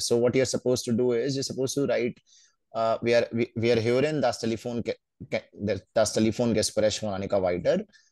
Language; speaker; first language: English; non-native, local second language; Hindi